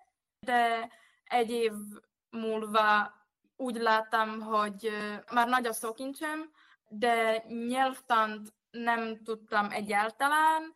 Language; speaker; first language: Hungarian; non-native, fluent; Czech